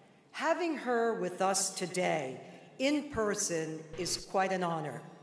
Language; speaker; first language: English; native; English